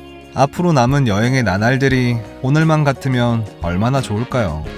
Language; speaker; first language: Korean; native; Korean